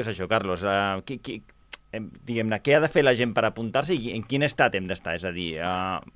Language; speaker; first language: Catalan; native; Catalan